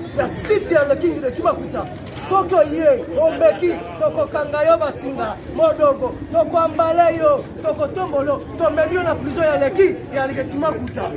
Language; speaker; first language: Lingala; non-native, local second language; Kongo